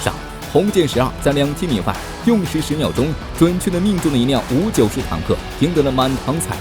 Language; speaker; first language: Chinese; native; Chinese